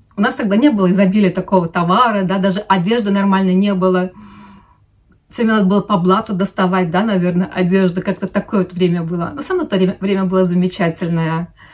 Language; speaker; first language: Russian; non-native, local second language; Lithuanian